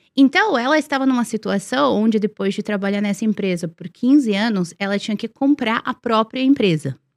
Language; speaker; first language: Portuguese; non-native, fluent; Serbian